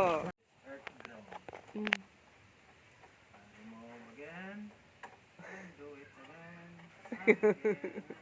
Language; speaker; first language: English; non-native, local second language; Cebuano